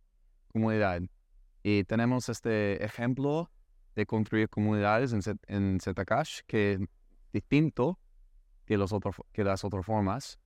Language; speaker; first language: Spanish; non-native, learner; English